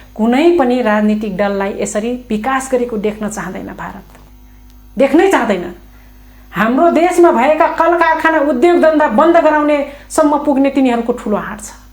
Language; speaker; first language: Nepali; non-native, local second language; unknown